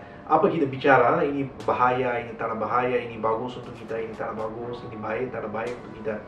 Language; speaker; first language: Indonesian; non-native, learner; Malay